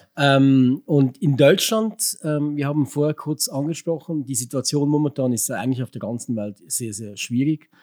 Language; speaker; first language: German; native; German